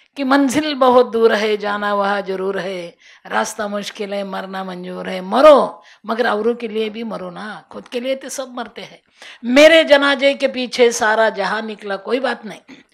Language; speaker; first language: Hindi; non-native, local second language; Marathi